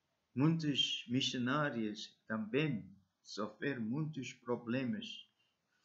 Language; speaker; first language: Portuguese; non-native, learner; English